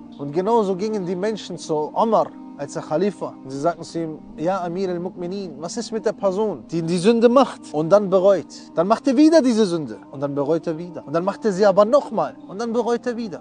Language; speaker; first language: German; early bilingual, other home language; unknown